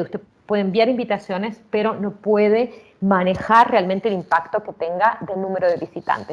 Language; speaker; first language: Spanish; native; Spanish